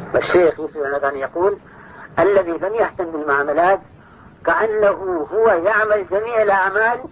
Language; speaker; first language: Arabic; non-native, fluent; Urdu